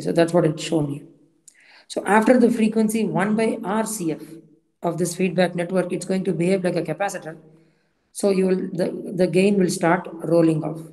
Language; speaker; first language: English; non-native, local second language; Tamil